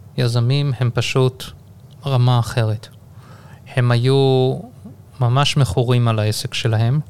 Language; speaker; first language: Hebrew; early bilingual, heritage; Hebrew